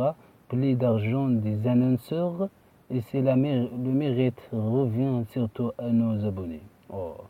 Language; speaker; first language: French; non-native, fluent; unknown